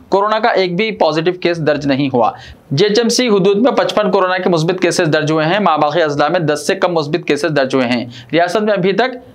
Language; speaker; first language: Urdu; native; Urdu